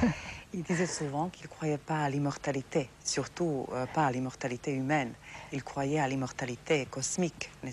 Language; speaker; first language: French; non-native, fluent; Serbian